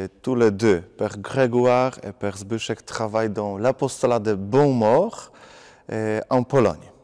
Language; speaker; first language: French; non-native, fluent; Polish